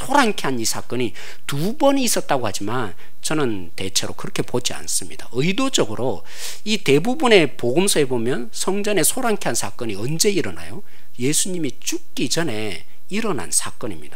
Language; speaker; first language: Korean; native; Korean